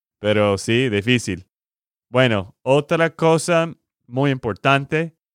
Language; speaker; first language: Spanish; non-native, learner; English